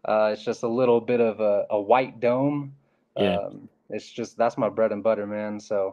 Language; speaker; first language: English; native; English